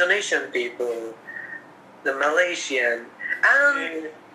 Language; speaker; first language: English; non-native, local second language; Japanese